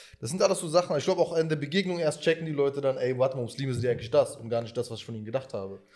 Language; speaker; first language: German; early bilingual, other home language; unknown